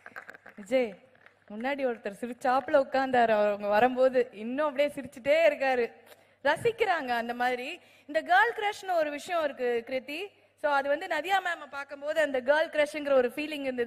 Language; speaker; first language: Tamil; native; Tamil